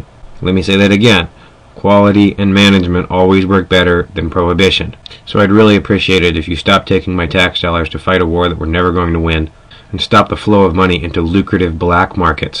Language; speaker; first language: English; native; English